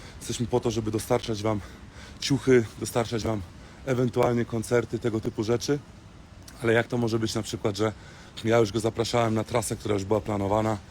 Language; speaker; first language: Polish; early bilingual, heritage; Polish